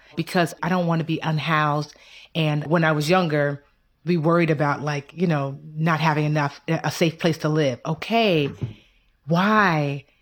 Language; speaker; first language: English; early bilingual, other home language; Yoruba